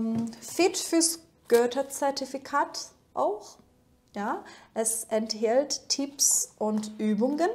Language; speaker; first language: German; non-native, fluent; Persian